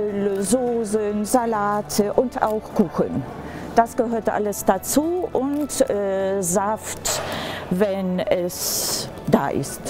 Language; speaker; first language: German; non-native, fluent; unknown